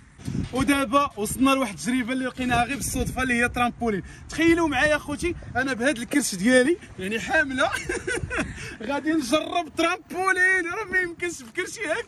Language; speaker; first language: Arabic; native; Arabic